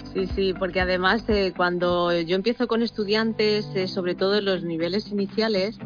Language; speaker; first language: Spanish; native; Spanish